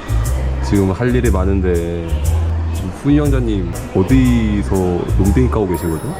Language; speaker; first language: Korean; native; Korean